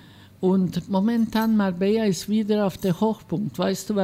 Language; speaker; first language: German; non-native, fluent; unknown